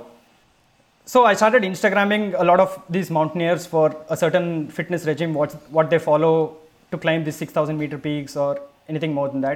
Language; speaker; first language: English; non-native, local second language; Kannada